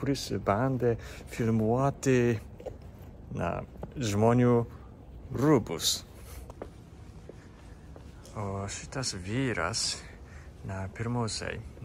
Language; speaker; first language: Lithuanian; non-native, fluent; Japanese